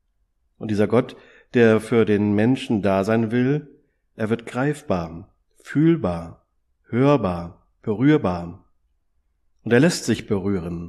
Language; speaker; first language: German; native; German